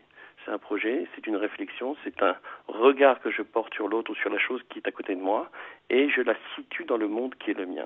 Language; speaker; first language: French; native; French